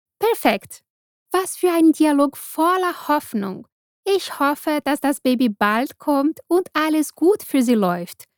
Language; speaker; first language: German; non-native, fluent; Portuguese